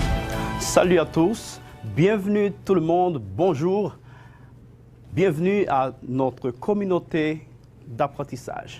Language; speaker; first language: French; non-native, fluent; Spanish